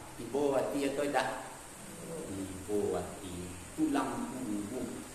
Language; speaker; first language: Malay; non-native, local second language; Minangkabau